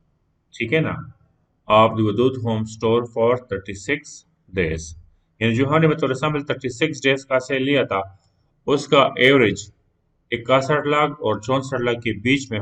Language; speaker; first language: Hindi; non-native, local second language; Punjabi